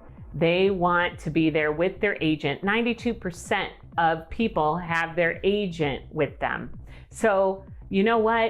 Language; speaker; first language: English; native; English